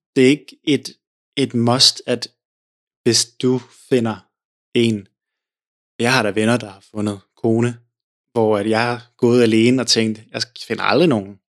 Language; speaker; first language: Danish; native; Danish